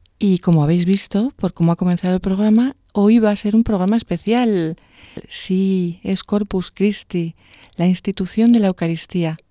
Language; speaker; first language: Spanish; native; Spanish